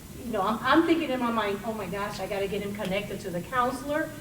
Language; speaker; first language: English; early bilingual, other home language; Spanish